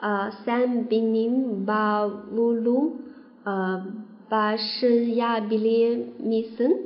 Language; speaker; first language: Turkish; non-native, fluent; Chinese